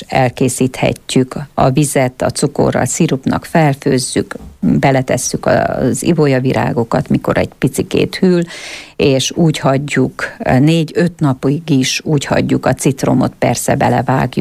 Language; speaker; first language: Hungarian; native; Hungarian